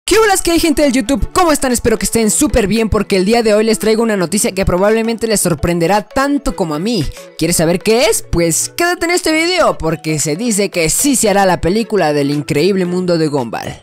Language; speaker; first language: Spanish; native; Spanish